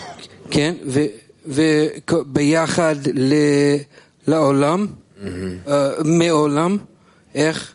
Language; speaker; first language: Hebrew; non-native, learner; English